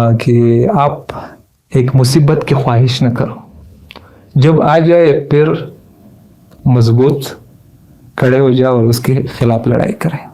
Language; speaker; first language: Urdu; non-native, learner; Pashto